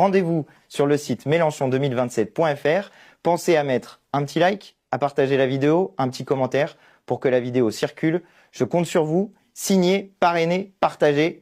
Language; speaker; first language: French; native; French